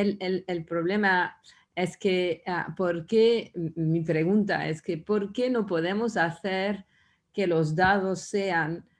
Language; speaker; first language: Spanish; non-native, fluent; French